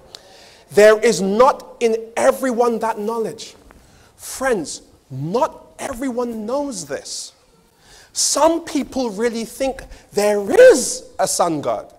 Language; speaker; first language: English; native; English